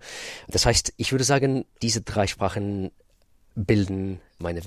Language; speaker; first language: German; non-native, fluent; Russian